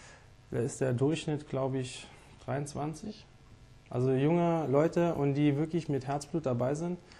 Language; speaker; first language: German; native; German